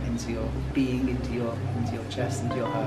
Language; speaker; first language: English; native; English